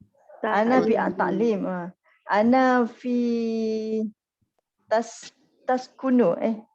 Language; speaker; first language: Arabic; non-native, learner; Malay